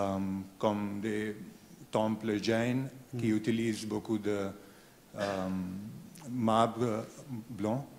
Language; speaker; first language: French; non-native, learner; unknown